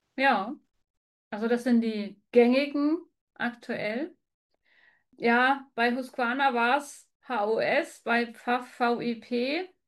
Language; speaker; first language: German; native; German